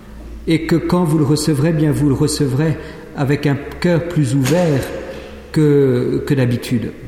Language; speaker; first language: French; native; French